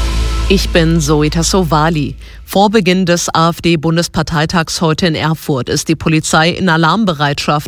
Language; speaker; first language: German; native; German